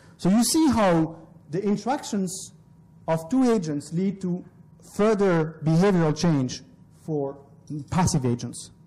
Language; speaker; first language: English; non-native, fluent; French